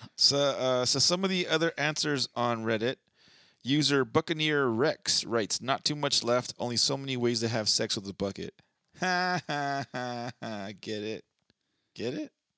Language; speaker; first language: English; native; English